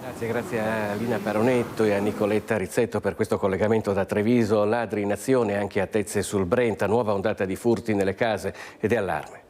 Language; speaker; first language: Italian; native; Italian